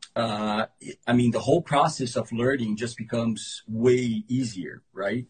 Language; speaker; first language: English; non-native, fluent; Portuguese